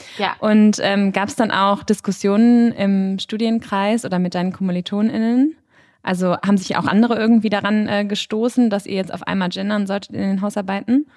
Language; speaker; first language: German; native; German